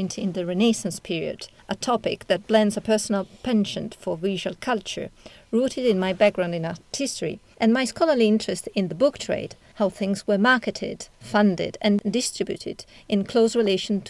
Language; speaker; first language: English; non-native, fluent; Italian